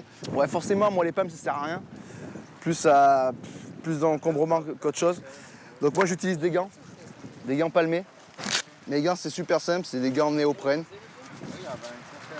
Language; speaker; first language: French; native; French